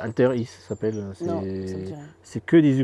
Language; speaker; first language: French; native; French